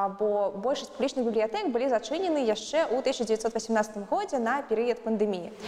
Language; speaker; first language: Belarusian; non-native, local second language; Russian